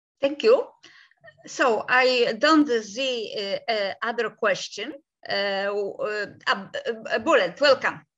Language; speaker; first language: English; non-native, fluent; Polish